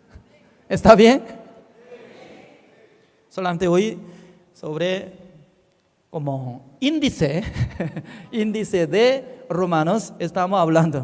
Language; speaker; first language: Spanish; non-native, fluent; Korean